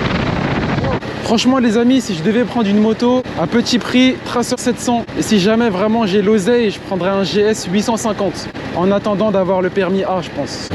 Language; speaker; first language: French; native; French